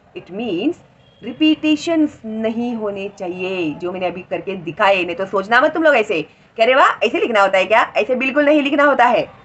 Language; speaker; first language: Hindi; non-native, local second language; Marathi